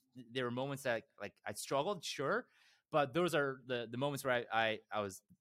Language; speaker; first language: English; early bilingual, other home language; Korean